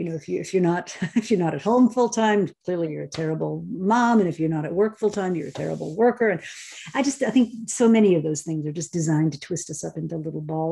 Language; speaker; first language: English; native; English